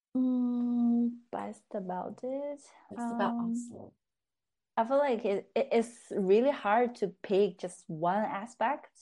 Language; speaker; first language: English; non-native, fluent; Chinese